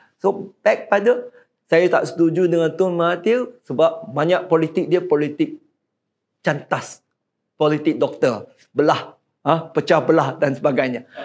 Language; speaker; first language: Malay; non-native, local second language; Chinese